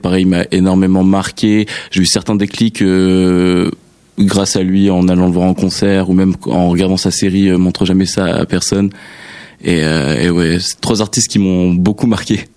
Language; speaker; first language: French; native; French